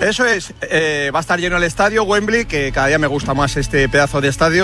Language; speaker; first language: Spanish; native; Spanish